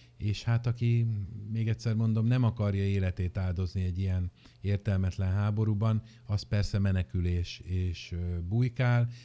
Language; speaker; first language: Hungarian; native; Hungarian